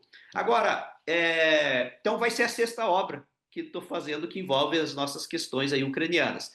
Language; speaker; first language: Portuguese; non-native, local second language; Ukrainian